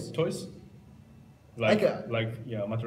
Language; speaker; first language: English; non-native, learner; Japanese